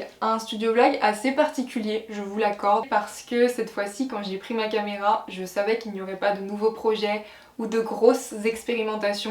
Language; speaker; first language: French; native; French